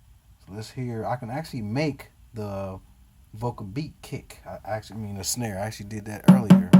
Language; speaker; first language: English; native; English